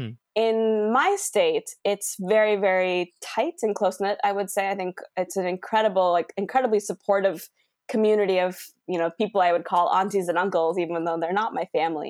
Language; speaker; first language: English; native; English